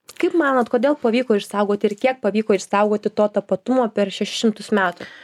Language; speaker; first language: Lithuanian; native; Lithuanian